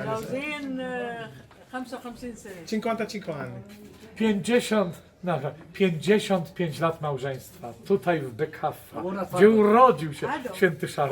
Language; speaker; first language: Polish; non-native, learner; Arabic